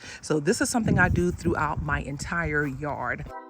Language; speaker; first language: English; native; English